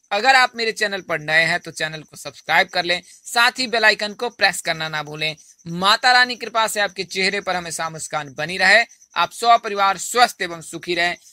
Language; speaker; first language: Hindi; native; Hindi